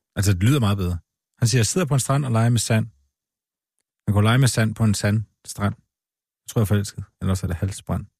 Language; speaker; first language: Danish; native; Danish